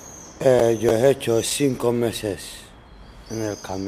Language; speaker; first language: Spanish; non-native, learner; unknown